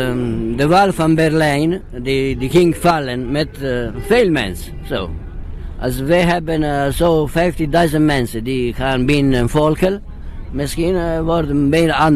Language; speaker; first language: Dutch; non-native, learner; Italian